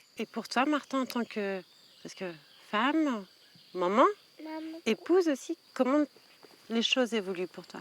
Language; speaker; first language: French; native; French